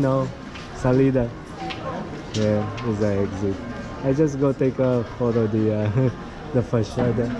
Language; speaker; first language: English; non-native, learner; Portuguese